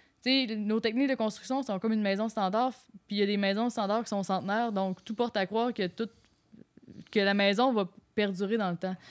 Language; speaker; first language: French; native; French